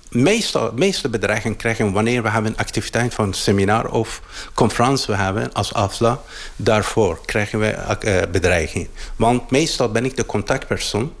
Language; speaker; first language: Dutch; non-native, learner; Arabic